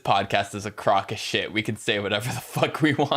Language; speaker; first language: English; native; English